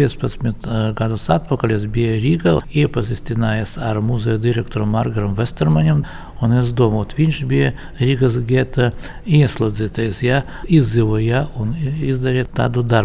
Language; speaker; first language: Latvian; non-native, local second language; Russian